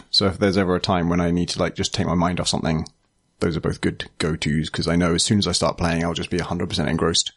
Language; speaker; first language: English; native; English